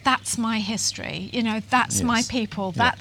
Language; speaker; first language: English; native; English